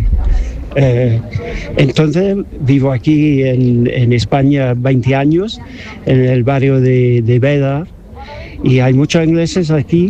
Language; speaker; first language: Spanish; non-native, fluent; English